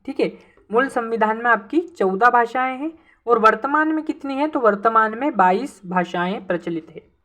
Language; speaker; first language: Hindi; native; Hindi